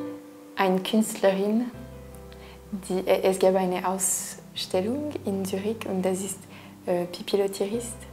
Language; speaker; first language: German; non-native, local second language; French